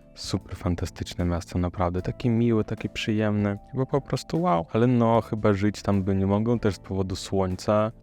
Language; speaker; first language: Polish; non-native, fluent; Russian